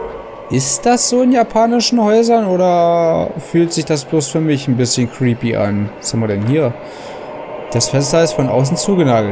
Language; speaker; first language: German; native; German